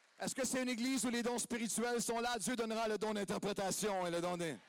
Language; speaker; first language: French; native; French